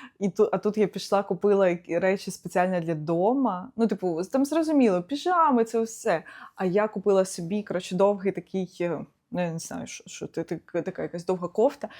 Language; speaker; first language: Ukrainian; non-native, local second language; Russian